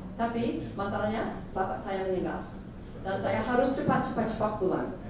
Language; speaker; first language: Indonesian; non-native, fluent; English